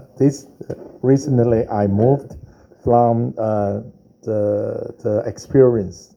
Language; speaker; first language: English; non-native, learner; Chinese